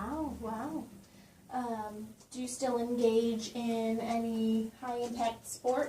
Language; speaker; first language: English; native; English